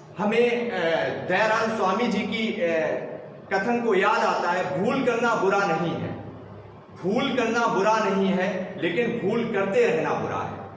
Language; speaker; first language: Hindi; native; Hindi